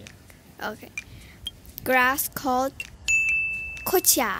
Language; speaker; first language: English; non-native, fluent; Indonesian